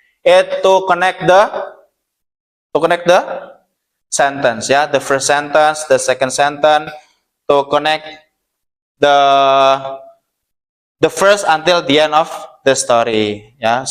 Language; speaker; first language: English; non-native, learner; Indonesian